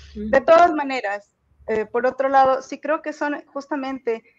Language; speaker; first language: Spanish; native; Spanish